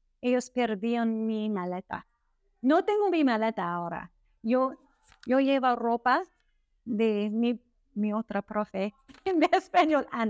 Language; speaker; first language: Spanish; non-native, learner; English